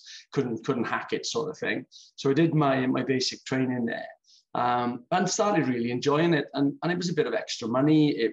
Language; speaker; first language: English; native; English